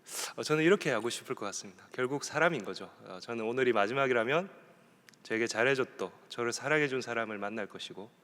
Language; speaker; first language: Korean; native; Korean